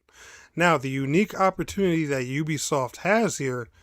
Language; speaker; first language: English; native; English